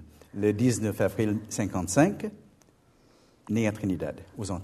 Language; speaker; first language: French; non-native, fluent; English